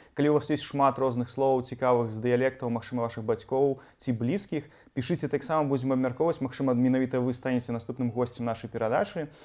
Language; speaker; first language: Belarusian; native; Belarusian